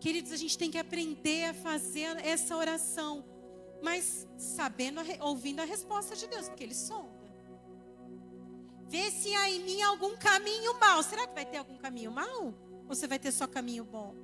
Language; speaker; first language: Portuguese; native; Portuguese